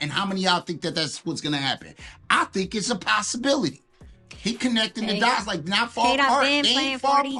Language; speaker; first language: English; native; English